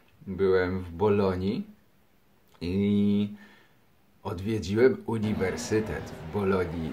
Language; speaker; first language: Polish; native; Polish